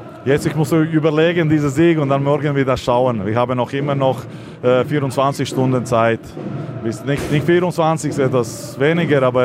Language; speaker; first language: German; non-native, learner; Latvian